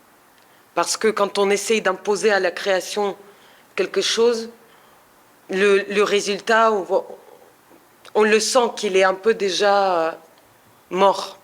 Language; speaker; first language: French; non-native, fluent; Russian